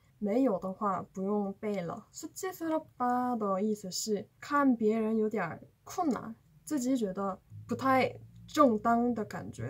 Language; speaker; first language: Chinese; non-native, fluent; Korean